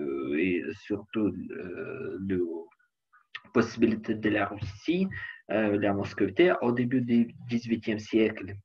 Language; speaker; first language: French; non-native, learner; Ukrainian